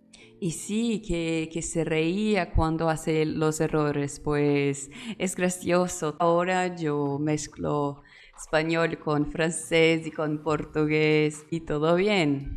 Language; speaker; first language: Spanish; non-native, learner; Portuguese